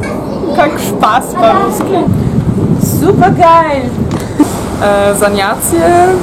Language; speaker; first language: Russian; non-native, learner; German